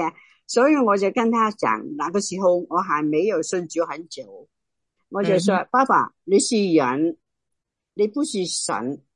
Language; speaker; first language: Chinese; non-native, local second language; Cantonese